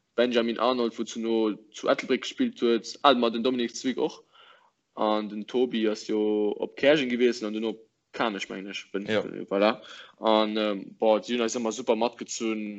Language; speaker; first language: Luxembourgish; early bilingual, other home language; English